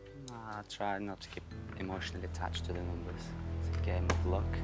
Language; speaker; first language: English; non-native, fluent; Russian